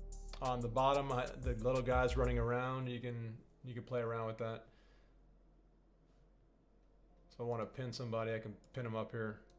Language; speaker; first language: English; native; English